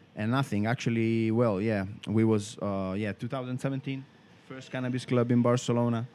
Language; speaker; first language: English; non-native, learner; Italian